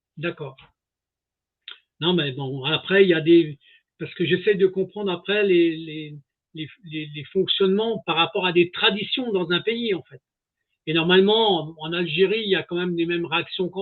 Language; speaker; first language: French; native; French